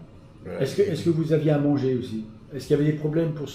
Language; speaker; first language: French; native; French